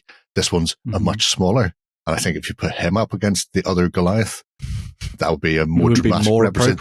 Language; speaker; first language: English; native; English